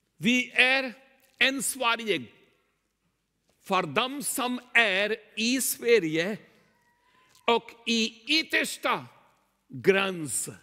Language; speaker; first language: Swedish; non-native, learner; Urdu